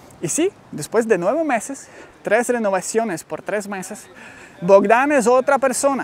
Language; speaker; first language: Spanish; non-native, learner; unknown